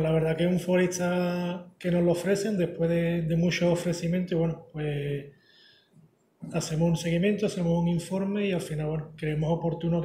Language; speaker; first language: Spanish; native; Spanish